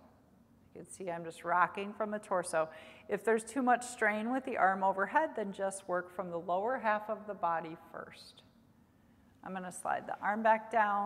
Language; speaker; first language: English; native; English